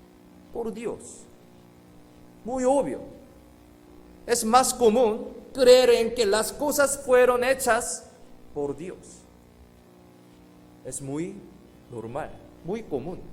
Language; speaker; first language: Spanish; non-native, fluent; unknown